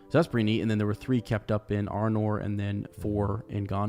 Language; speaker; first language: English; native; English